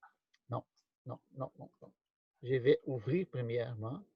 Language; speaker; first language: French; non-native, learner; Portuguese